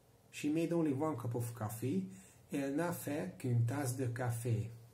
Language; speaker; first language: French; non-native, learner; Hungarian